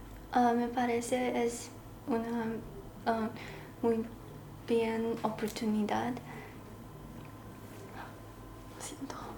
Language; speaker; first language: Spanish; non-native, learner; Chinese